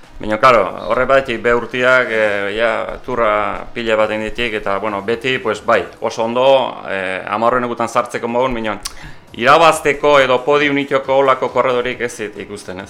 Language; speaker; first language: Basque; native; Basque